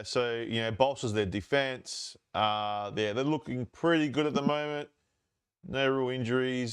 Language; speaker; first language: English; native; English